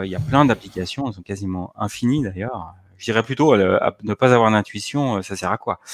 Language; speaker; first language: French; native; French